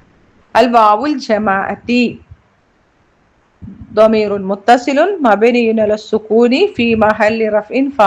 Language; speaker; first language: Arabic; non-native, fluent; Malayalam